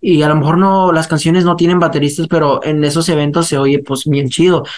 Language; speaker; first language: Spanish; early bilingual, heritage; Spanish